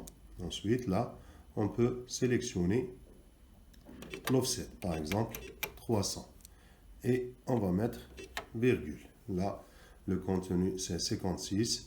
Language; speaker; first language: French; non-native, local second language; Arabic